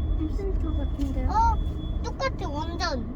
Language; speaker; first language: Korean; early bilingual, other home language; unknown